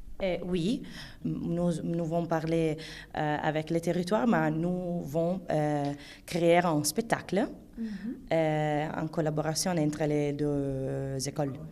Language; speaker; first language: French; non-native, fluent; Italian